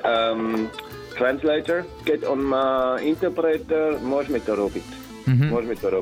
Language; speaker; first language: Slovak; non-native, learner; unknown